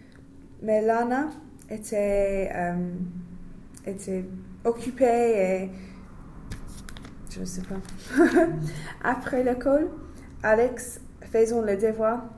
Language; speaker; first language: French; non-native, learner; English